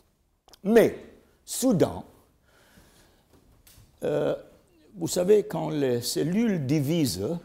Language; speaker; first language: French; non-native, learner; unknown